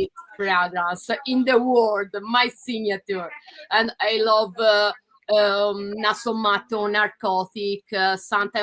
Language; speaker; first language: English; non-native, learner; Italian